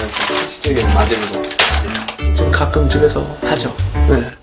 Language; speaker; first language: Korean; non-native, fluent; English